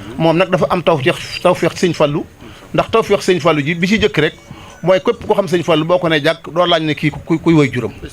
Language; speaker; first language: Wolof; native; Wolof